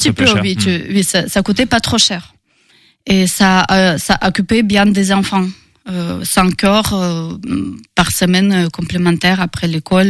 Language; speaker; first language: French; non-native, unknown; Russian